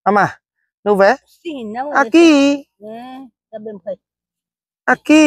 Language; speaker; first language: Portuguese; non-native, learner; Vietnamese